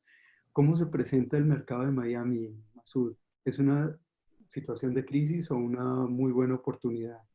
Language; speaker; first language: Spanish; native; Spanish